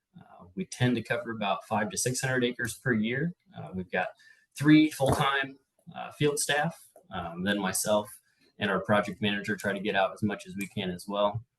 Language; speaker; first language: English; native; English